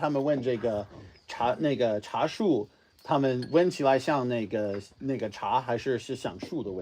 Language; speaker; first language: Chinese; non-native, fluent; English